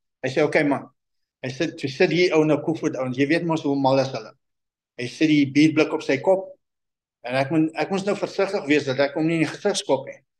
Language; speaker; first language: Afrikaans; non-native, local second language; English